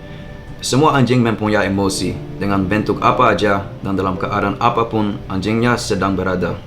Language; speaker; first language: Indonesian; non-native, fluent; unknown